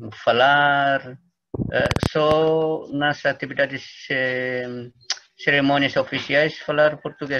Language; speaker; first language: Portuguese; non-native, learner; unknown